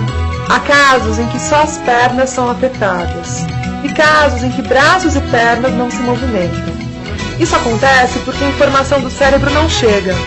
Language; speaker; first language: Portuguese; native; Portuguese